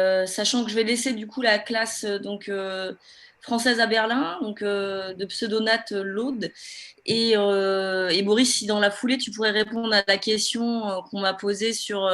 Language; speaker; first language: French; native; French